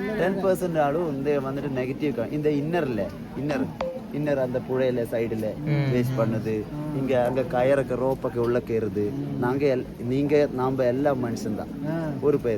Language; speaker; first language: Tamil; non-native, learner; Malayalam